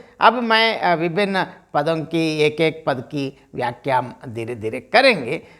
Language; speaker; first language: Hindi; non-native, local second language; Telugu